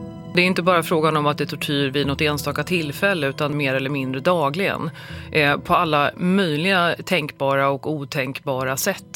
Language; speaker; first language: Swedish; native; Swedish